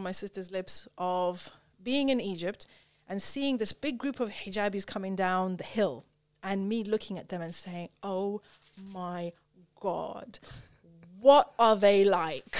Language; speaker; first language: English; native; English